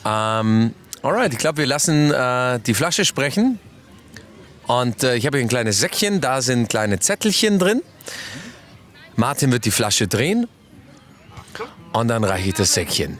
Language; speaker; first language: German; native; German